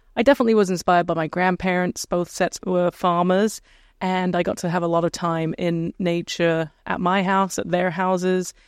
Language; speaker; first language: English; native; English